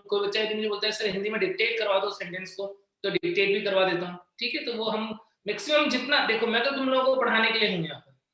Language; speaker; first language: Hindi; native; Hindi